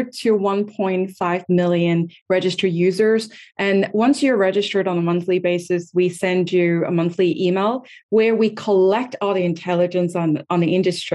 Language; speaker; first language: English; non-native, local second language; Cantonese